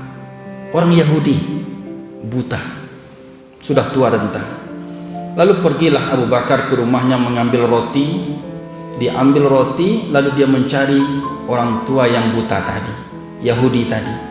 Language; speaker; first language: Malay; non-native, local second language; Minangkabau